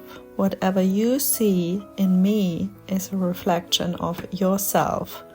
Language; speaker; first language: English; non-native, fluent; German